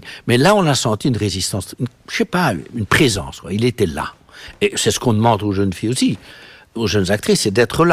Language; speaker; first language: French; native; French